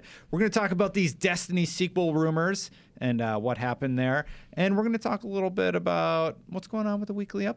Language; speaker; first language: English; native; English